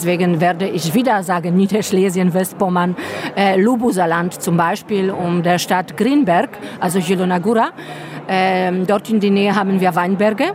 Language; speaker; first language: German; non-native, fluent; Polish